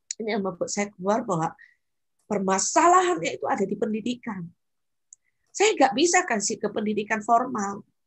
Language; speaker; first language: Indonesian; native; Indonesian